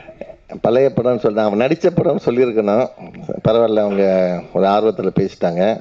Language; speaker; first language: Tamil; native; Tamil